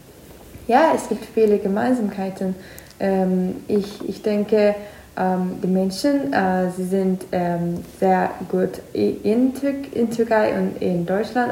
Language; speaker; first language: German; non-native, learner; Turkish